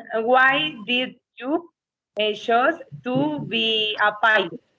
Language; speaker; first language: English; non-native, learner; Spanish